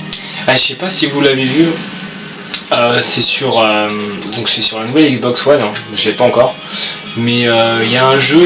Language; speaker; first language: French; native; French